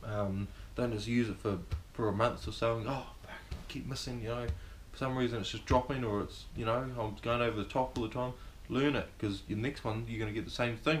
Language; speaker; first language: English; native; English